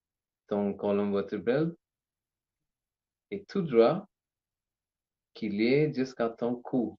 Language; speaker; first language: French; non-native, learner; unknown